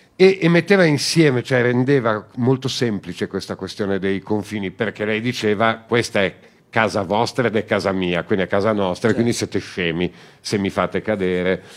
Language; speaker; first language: Italian; native; Italian